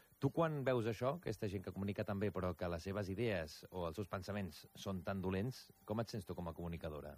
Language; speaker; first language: Catalan; native; Catalan